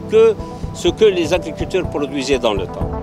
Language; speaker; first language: French; non-native, local second language; Arabic